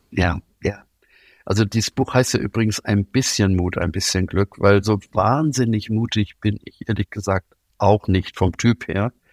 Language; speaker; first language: German; native; German